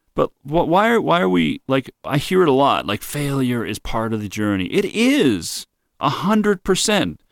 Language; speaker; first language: English; native; English